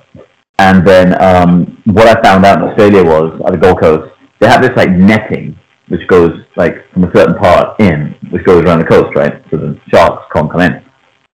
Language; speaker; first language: English; non-native, local second language; Punjabi